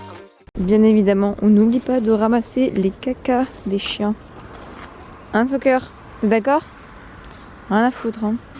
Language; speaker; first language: French; native; French